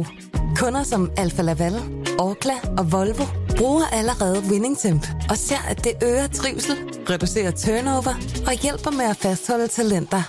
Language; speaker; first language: Danish; native; Danish